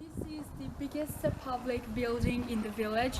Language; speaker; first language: English; non-native, learner; Italian